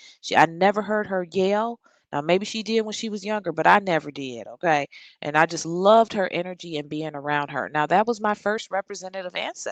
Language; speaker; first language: English; native; English